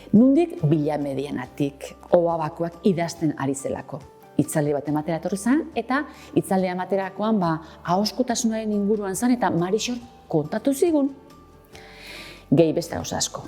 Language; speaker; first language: Basque; native; Basque